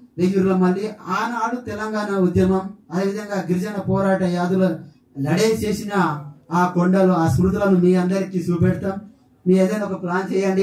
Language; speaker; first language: Telugu; non-native, local second language; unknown